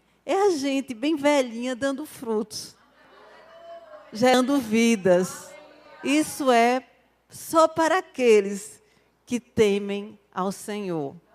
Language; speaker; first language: Portuguese; native; Portuguese